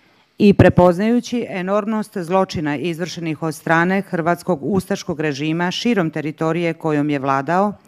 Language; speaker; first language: Croatian; native; Croatian